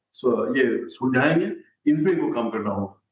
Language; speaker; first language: Hindi; native; Hindi